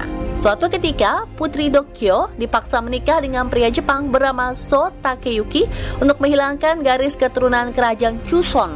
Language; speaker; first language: Indonesian; native; Indonesian